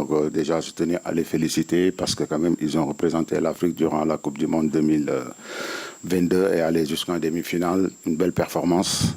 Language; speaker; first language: French; non-native, local second language; Wolof